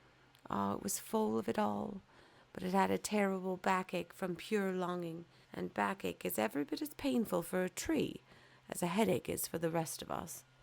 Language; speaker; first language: English; native; English